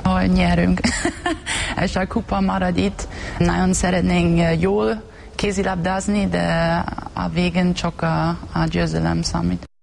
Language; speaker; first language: Hungarian; non-native, learner; German